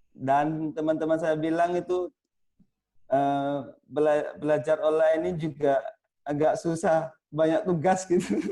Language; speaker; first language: Indonesian; non-native, fluent; Thai